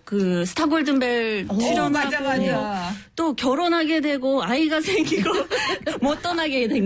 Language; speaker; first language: Korean; non-native, fluent; English